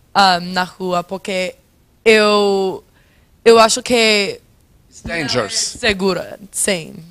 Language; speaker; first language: Portuguese; non-native, fluent; English